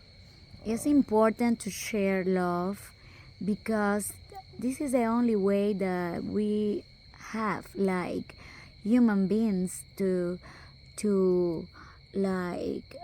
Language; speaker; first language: English; non-native, local second language; Spanish